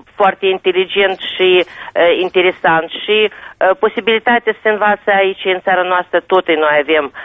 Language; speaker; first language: Romanian; non-native, local second language; Russian